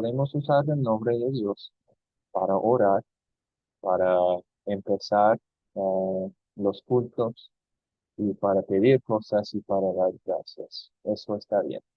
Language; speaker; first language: Spanish; non-native, fluent; English